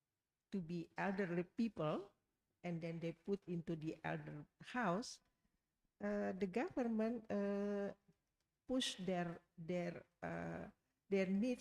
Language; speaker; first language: English; non-native, learner; Indonesian